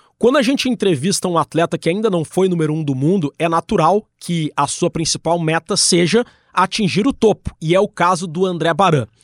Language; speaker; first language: Portuguese; native; Portuguese